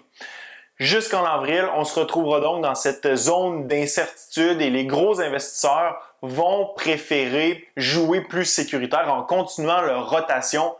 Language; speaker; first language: French; native; French